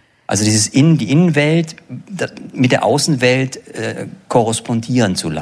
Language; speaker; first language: German; native; German